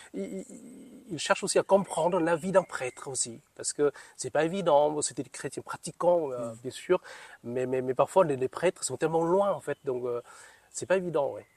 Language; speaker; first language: French; non-native, fluent; Vietnamese